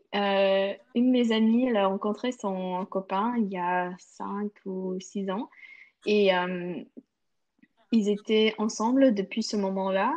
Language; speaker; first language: French; non-native, local second language; English